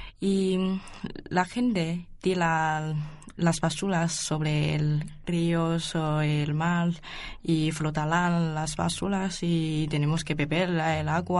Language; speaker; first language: Spanish; non-native, learner; Chinese